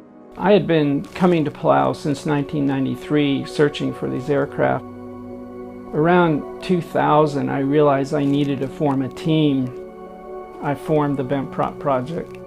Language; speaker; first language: English; native; English